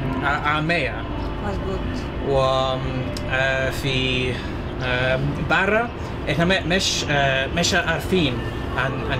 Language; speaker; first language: Arabic; non-native, learner; English